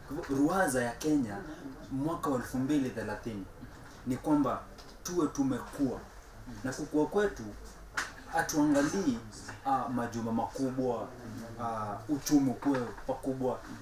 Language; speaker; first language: Swahili; non-native, local second language; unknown